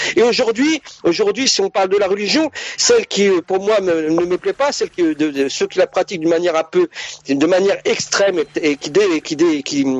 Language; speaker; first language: French; native; French